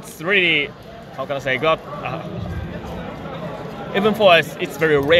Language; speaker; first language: English; non-native, fluent; Japanese